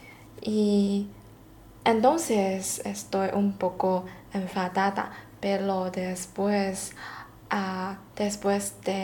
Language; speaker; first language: Spanish; non-native, learner; Chinese